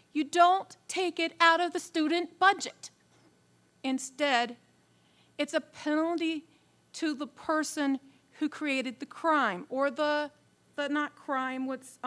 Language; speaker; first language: English; native; English